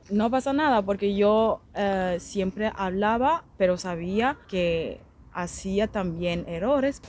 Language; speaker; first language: Spanish; non-native, fluent; German